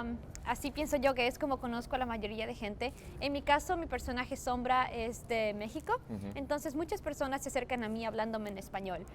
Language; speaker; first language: Spanish; early bilingual, heritage; Spanish